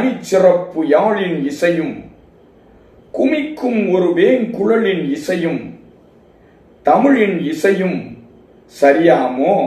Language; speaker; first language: Tamil; native; Tamil